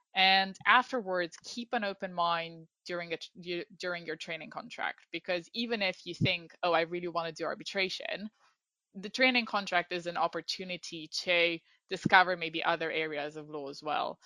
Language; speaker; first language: English; non-native, fluent; Romanian